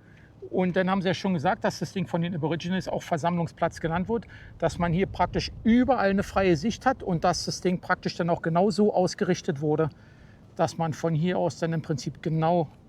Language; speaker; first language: German; native; German